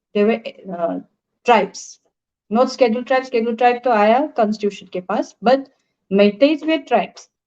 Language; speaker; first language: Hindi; non-native, local second language; Manipuri